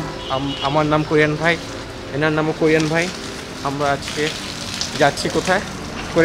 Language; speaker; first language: Bangla; non-native, learner; Korean